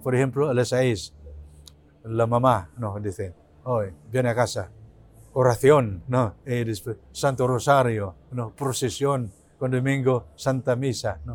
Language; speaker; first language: Spanish; non-native, learner; Cebuano